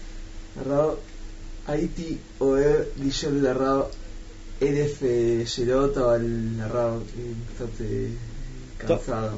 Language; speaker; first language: Hebrew; non-native, learner; Spanish